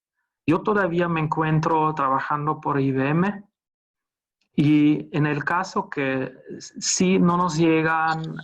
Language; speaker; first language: Spanish; non-native, fluent; German